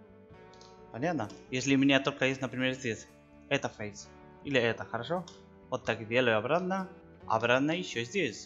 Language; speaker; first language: Russian; non-native, learner; Spanish